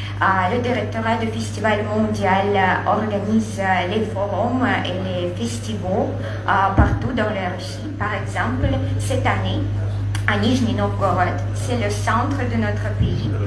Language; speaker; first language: French; non-native, learner; Russian